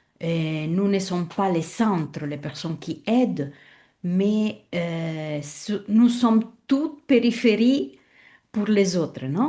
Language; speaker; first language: French; non-native, fluent; Italian